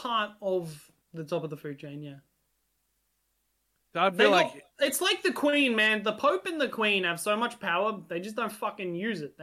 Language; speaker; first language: English; non-native, local second language; Hungarian